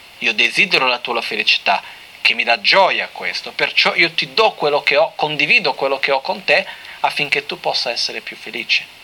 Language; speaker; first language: Italian; non-native, fluent; Portuguese